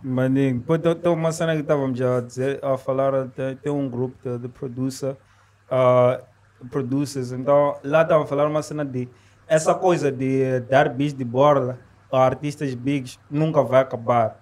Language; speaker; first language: Portuguese; native; Portuguese